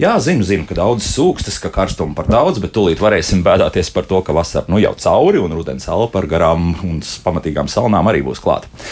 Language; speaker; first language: Latvian; native; Latvian